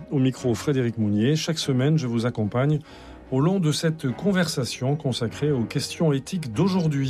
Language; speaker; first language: French; native; French